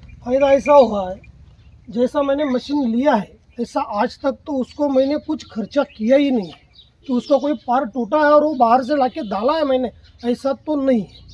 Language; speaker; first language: Hindi; non-native, local second language; Marathi